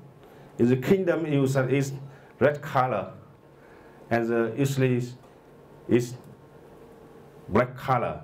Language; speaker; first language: English; non-native, learner; Vietnamese